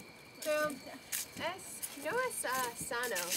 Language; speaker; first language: Spanish; non-native, learner; English